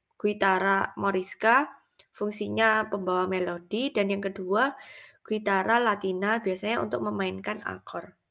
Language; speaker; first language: Indonesian; native; Indonesian